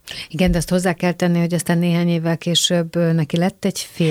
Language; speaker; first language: Hungarian; native; Hungarian